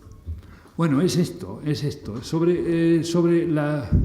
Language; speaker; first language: Spanish; non-native, fluent; German